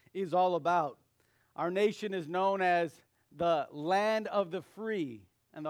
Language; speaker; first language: English; native; English